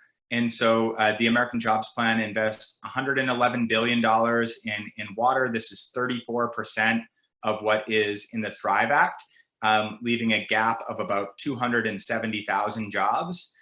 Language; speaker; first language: English; native; English